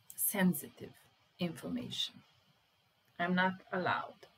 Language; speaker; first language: English; non-native, fluent; Serbian